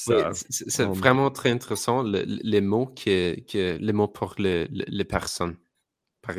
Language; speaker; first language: French; non-native, learner; English